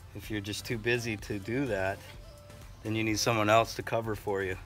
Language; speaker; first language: English; native; English